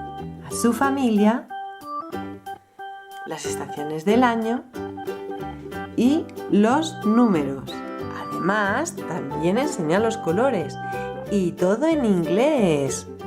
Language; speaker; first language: Spanish; native; Spanish